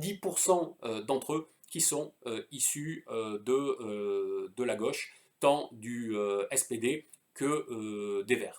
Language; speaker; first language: French; native; French